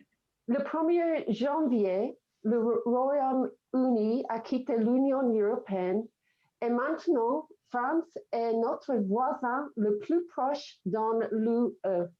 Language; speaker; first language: French; non-native, fluent; English